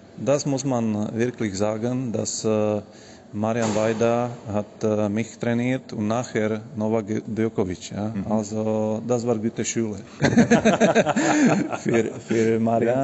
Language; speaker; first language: German; non-native, learner; Slovak